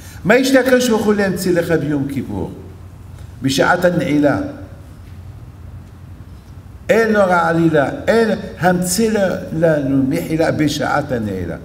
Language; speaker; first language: Hebrew; non-native, fluent; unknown